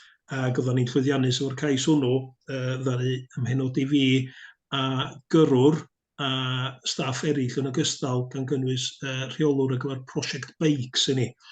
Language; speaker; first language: Welsh; native; Welsh